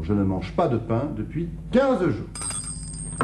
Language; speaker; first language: French; native; French